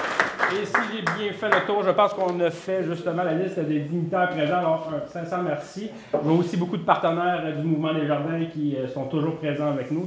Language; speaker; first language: French; native; French